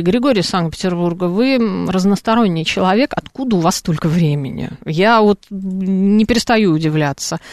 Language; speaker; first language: Russian; native; Russian